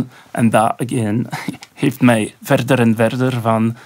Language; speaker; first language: Dutch; non-native, local second language; French